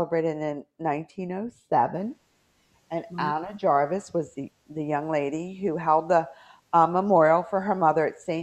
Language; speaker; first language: English; native; English